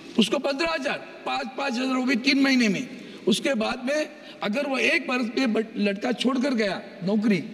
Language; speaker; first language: Hindi; non-native, local second language; Marathi